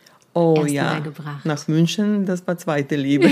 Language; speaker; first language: German; non-native, fluent; Serbian